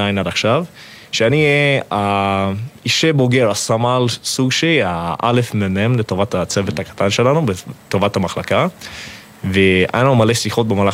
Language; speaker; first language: Hebrew; non-native, fluent; English